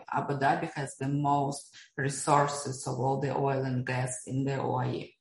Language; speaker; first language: English; non-native, fluent; Russian